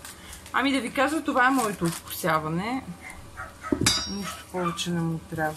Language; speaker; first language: Bulgarian; native; Bulgarian